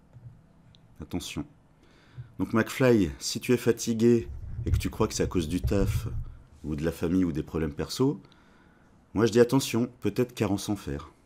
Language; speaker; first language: French; native; French